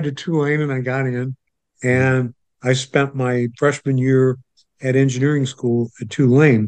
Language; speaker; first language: English; native; English